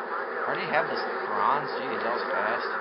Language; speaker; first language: English; native; English